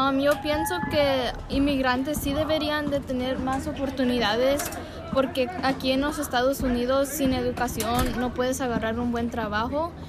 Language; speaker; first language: Spanish; early bilingual, heritage; Spanish